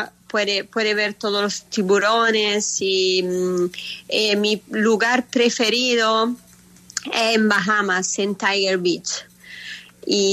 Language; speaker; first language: Spanish; non-native, fluent; Italian